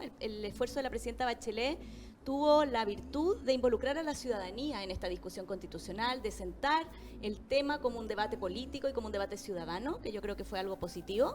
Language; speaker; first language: Spanish; native; Spanish